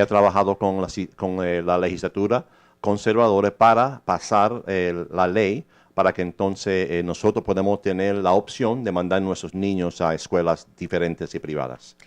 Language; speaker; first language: Spanish; early bilingual, heritage; English